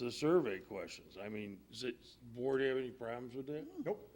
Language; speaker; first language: English; native; English